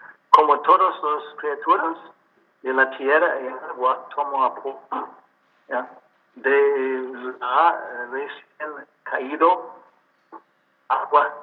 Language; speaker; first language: Spanish; non-native, learner; English